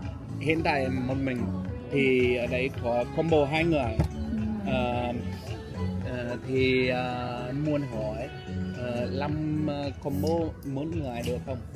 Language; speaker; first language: Vietnamese; non-native, learner; English